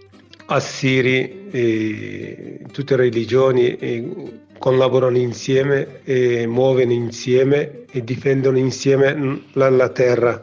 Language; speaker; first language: Italian; non-native, learner; Kurdish